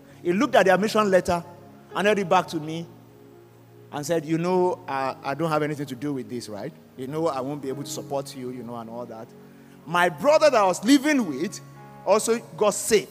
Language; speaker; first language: English; non-native, local second language; Yoruba